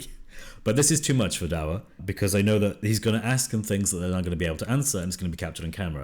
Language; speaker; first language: English; native; English